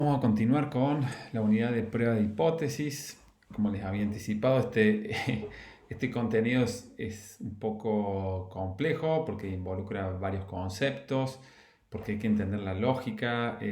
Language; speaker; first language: Spanish; native; Spanish